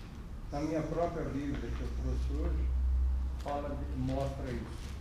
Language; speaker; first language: Portuguese; native; Portuguese